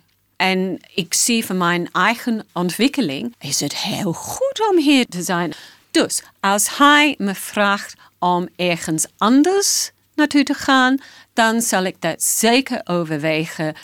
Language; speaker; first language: Dutch; non-native, fluent; English